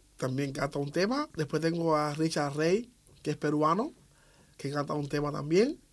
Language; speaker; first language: Spanish; native; Spanish